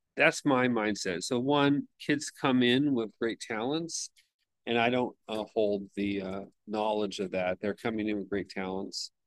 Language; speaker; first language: English; native; English